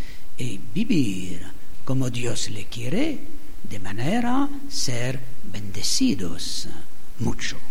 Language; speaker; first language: Spanish; non-native, fluent; French